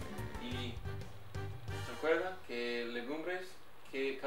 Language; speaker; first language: Spanish; early bilingual, heritage; English